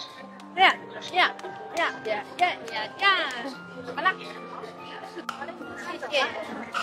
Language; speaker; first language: Chinese; non-native, learner; Indonesian